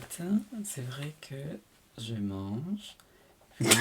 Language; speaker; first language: French; non-native, fluent; Spanish